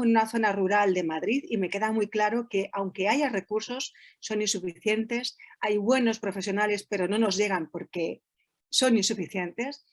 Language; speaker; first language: Spanish; native; Spanish